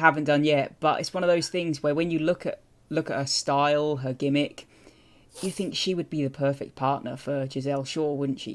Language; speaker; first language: English; native; English